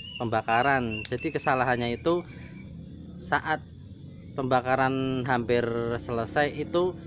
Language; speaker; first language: Indonesian; non-native, local second language; Javanese